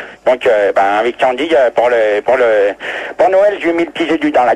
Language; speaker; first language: French; native; French